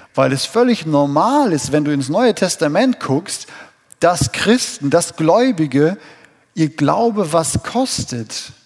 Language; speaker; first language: German; native; German